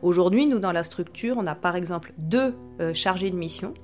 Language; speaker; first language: French; native; French